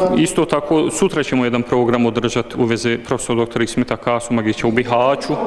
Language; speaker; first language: Bosnian; early bilingual, heritage; Bosnian